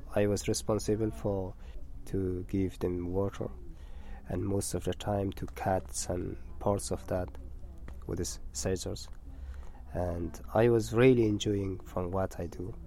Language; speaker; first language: English; non-native, learner; Persian